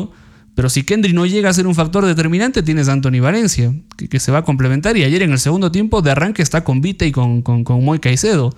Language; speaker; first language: Spanish; native; Spanish